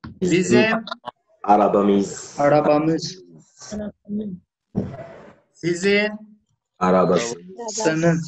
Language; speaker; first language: Turkish; non-native, learner; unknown